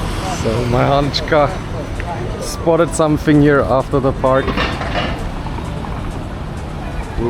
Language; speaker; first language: English; non-native, fluent; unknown